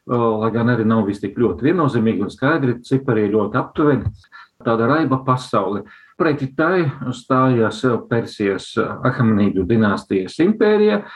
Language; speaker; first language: Latvian; non-native, local second language; Russian